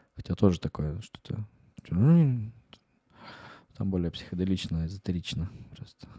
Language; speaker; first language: Russian; native; Russian